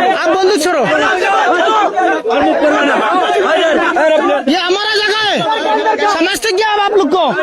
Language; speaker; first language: Hindi; non-native, learner; Bangla